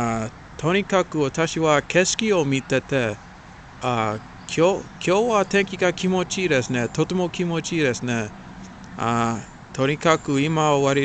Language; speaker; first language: Japanese; non-native, learner; English